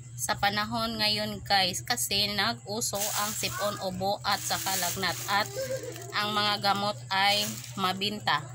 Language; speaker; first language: Filipino; non-native, local second language; Cebuano